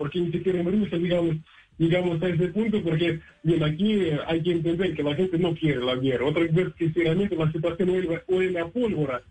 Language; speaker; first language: Spanish; non-native, fluent; Russian